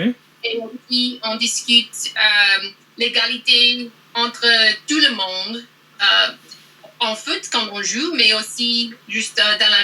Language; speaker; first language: French; non-native, learner; English